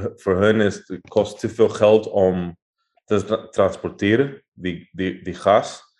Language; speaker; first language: Dutch; non-native, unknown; Spanish